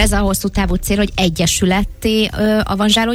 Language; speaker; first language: Hungarian; native; Hungarian